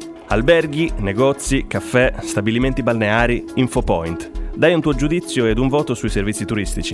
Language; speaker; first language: Italian; native; Italian